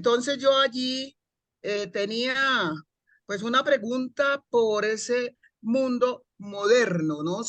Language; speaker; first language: Spanish; native; Spanish